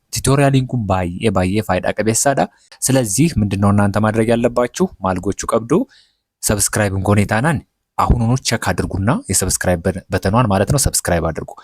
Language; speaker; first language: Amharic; non-native, local second language; Oromo